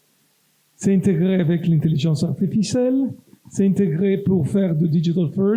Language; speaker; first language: French; non-native, local second language; Italian